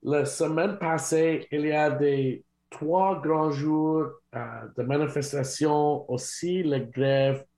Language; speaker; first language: French; non-native, learner; English